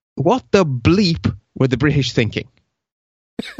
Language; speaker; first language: English; early bilingual, other home language; Dutch